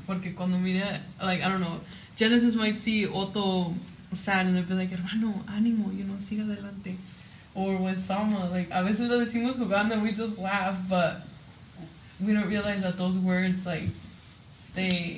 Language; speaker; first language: English; early bilingual, other home language; Spanish